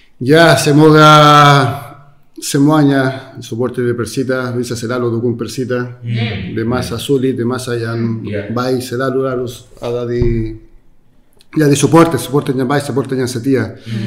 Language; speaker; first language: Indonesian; non-native, fluent; Spanish